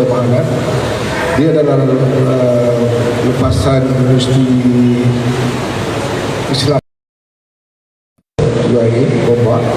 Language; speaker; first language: Malay; native; Malay